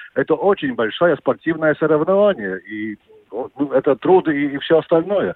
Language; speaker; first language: Russian; non-native, local second language; Latvian